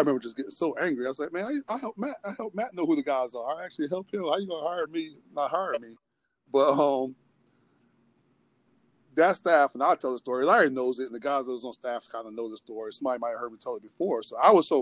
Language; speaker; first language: English; native; English